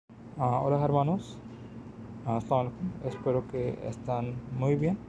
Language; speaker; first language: Spanish; non-native, learner; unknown